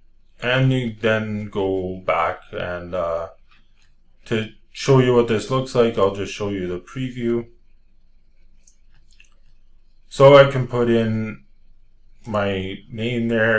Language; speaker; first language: English; native; English